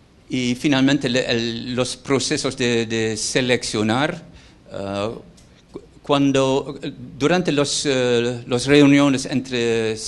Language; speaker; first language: Spanish; non-native, fluent; Dutch